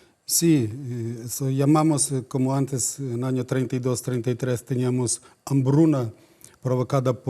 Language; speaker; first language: Spanish; non-native, fluent; Ukrainian